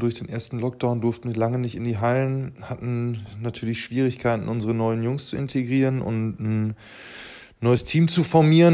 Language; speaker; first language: German; native; German